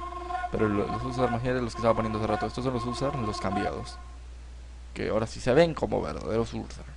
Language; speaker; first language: Spanish; native; Spanish